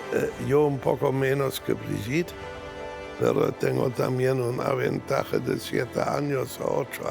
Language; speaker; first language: Spanish; non-native, fluent; German